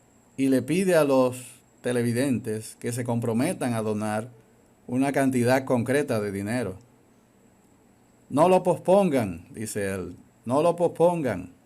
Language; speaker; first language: Spanish; native; Spanish